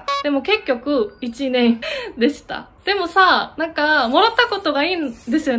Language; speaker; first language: Japanese; non-native, learner; Korean